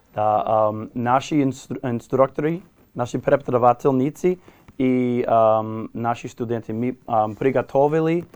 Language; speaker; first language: Russian; non-native, fluent; English